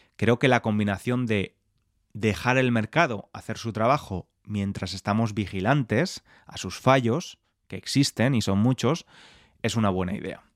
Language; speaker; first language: Spanish; native; Spanish